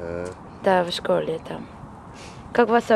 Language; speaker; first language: Russian; non-native, learner; English